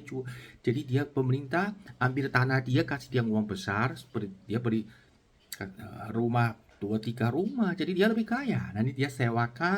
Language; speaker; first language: Indonesian; non-native, learner; Chinese